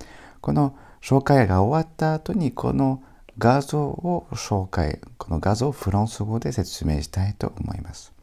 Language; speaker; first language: Japanese; non-native, fluent; French